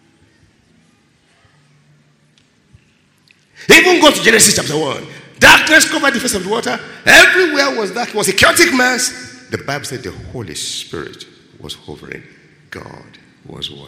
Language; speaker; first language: English; non-native, local second language; Yoruba